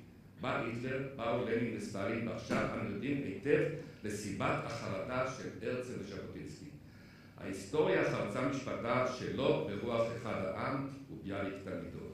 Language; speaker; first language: Hebrew; native; Hebrew